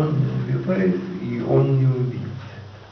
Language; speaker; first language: Russian; native; Russian